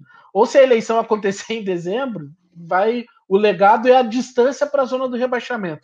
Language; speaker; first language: Portuguese; native; Portuguese